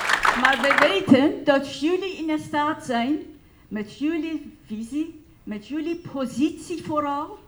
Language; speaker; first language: Dutch; non-native, fluent; Persian